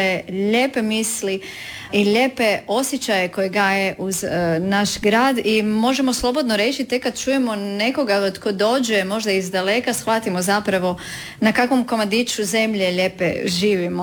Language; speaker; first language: Serbian; native; Serbian